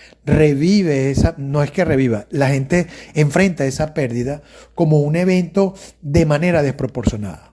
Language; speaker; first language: Spanish; native; Spanish